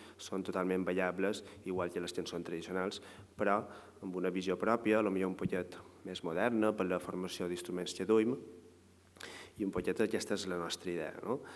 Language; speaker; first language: Catalan; native; Catalan